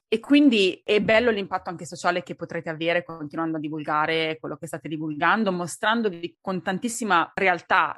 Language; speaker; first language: Italian; native; Italian